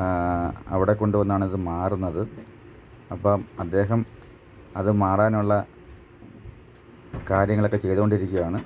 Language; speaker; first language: Malayalam; native; Malayalam